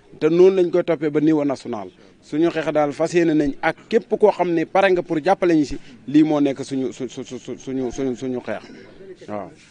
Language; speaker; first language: Wolof; native; Wolof